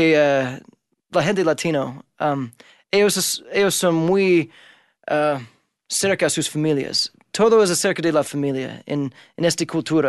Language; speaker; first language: Spanish; non-native, fluent; English